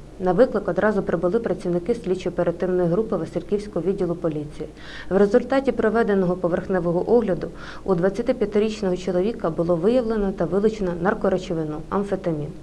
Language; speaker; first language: Ukrainian; native; Ukrainian